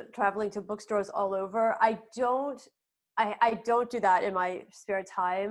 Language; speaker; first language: English; native; English